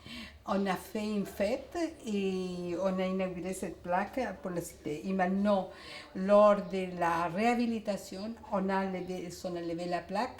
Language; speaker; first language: French; non-native, fluent; Spanish